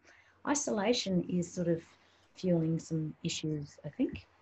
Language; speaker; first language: English; native; English